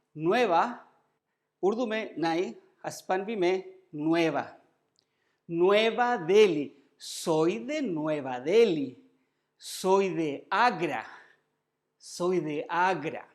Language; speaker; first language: Spanish; non-native, learner; Urdu